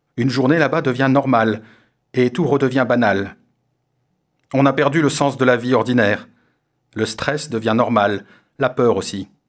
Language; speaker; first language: French; non-native, learner; Armenian